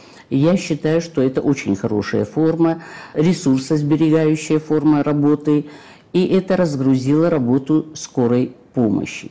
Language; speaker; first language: Russian; native; Russian